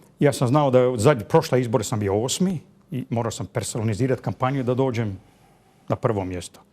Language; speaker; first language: Bosnian; early bilingual, heritage; Croatian